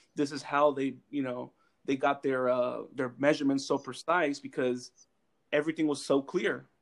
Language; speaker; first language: English; native; English